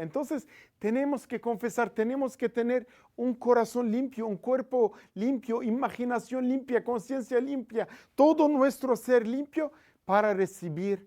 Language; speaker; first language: Spanish; non-native, fluent; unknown